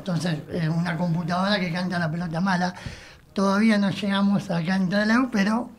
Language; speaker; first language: Spanish; native; Spanish